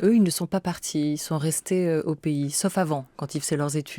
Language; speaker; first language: French; native; French